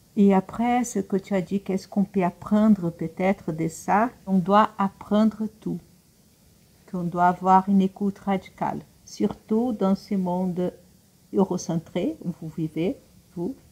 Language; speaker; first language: French; non-native, fluent; Portuguese